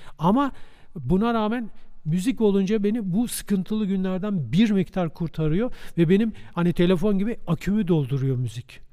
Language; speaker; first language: Turkish; native; Turkish